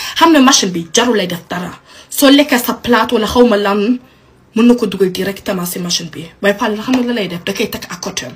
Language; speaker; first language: Wolof; early bilingual, heritage; Wolof